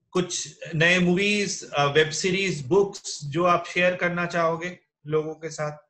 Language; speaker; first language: Hindi; non-native, local second language; Bangla